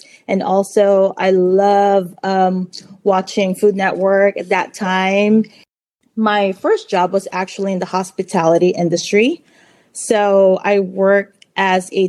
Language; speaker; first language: English; non-native, local second language; Filipino